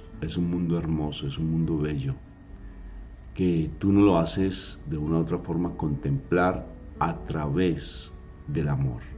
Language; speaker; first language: Spanish; native; Spanish